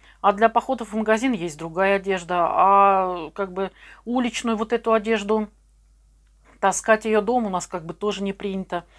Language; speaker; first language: Russian; native; Russian